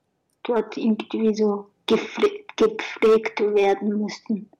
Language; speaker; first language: German; non-native, learner; Japanese